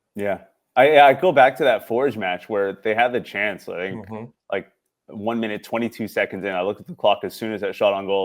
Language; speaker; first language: English; native; English